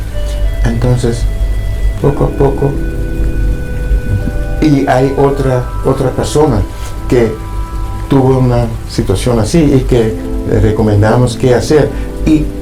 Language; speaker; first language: Spanish; non-native, fluent; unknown